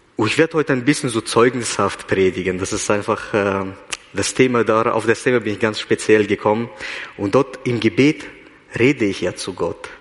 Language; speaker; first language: German; early bilingual, other home language; Russian